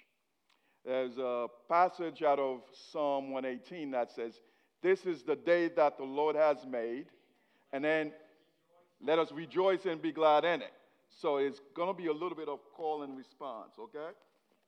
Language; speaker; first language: English; non-native, fluent; Haitian Creole